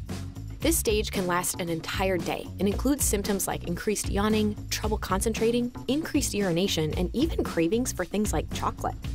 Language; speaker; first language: English; native; English